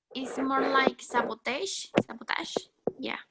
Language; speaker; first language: English; non-native, learner; Spanish